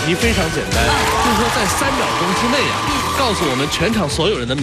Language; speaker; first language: Chinese; native; Chinese